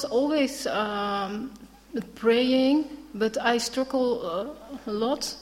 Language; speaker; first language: English; non-native, learner; Dutch